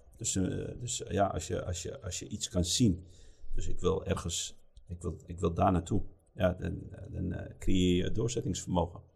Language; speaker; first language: Dutch; early bilingual, other home language; Riffian